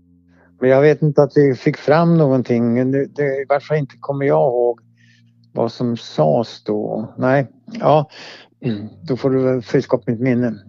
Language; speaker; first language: Swedish; native; Swedish